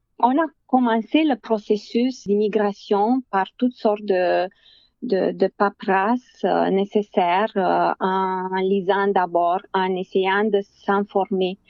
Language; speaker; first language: French; non-native, fluent; Romanian